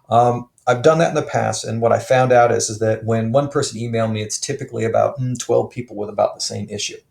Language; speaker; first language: English; native; English